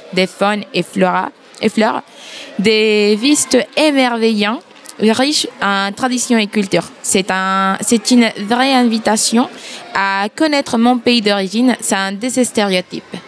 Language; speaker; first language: French; non-native, fluent; Spanish